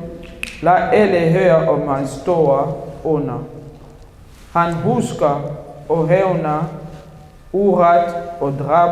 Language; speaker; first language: Danish; non-native, fluent; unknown